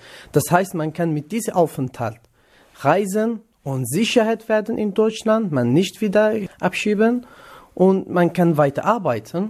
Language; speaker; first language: German; non-native, learner; Kurdish